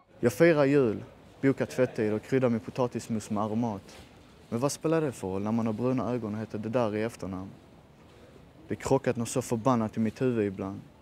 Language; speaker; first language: Swedish; early bilingual, other home language; Persian